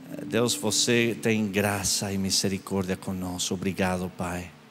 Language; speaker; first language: Portuguese; non-native, learner; English